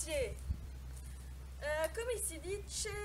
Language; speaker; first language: Italian; non-native, learner; French